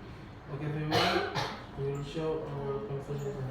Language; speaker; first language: English; non-native, learner; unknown